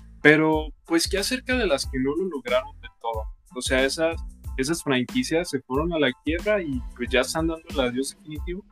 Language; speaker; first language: Spanish; native; Spanish